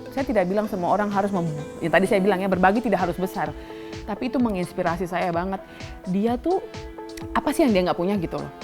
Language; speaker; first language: Indonesian; native; Indonesian